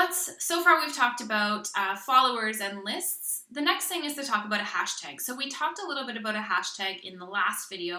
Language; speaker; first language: English; native; English